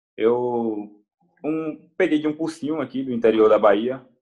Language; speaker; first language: Portuguese; native; Portuguese